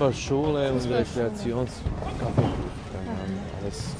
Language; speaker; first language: German; non-native, fluent; Serbian